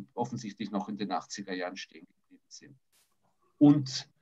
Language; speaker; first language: German; early bilingual, other home language; Russian